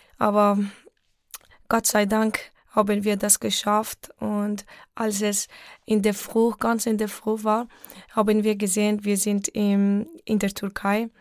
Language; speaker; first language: German; non-native, fluent; Persian